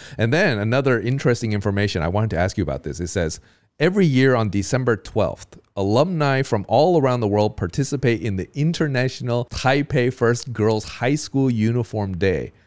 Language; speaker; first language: English; native; English